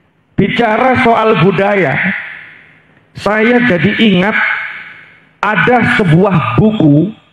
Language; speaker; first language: Indonesian; native; Indonesian